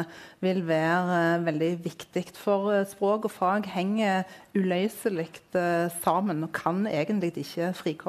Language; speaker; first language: Norwegian; non-native, fluent; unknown